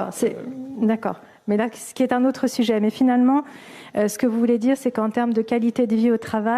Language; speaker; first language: French; native; French